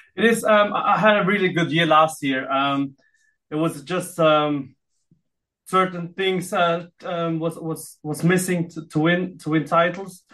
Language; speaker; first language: English; non-native, fluent; Filipino